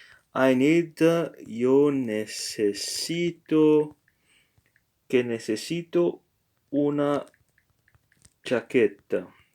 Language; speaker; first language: Spanish; non-native, learner; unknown